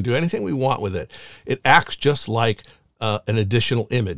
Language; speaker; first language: English; native; English